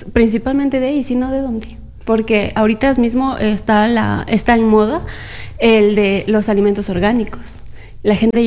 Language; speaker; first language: Spanish; native; Spanish